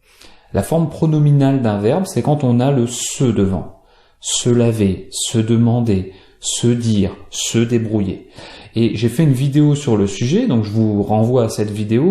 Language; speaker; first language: French; native; French